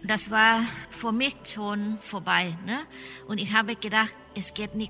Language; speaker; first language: German; non-native, learner; Thai